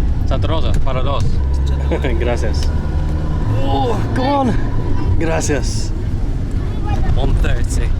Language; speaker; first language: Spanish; non-native, learner; English